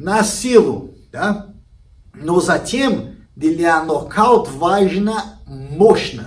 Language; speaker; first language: Russian; non-native, learner; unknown